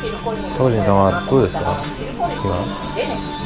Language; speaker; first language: Japanese; non-native, learner; English